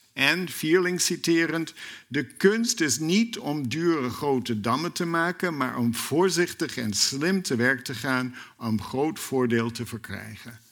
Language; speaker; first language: Dutch; non-native, fluent; English